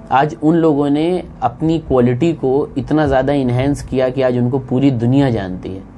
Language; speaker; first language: Hindi; native; Hindi